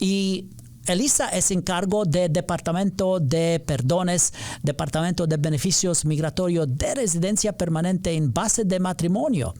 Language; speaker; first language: Spanish; non-native, learner; English